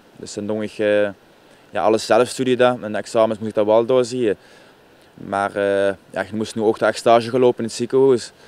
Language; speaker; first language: Dutch; native; Dutch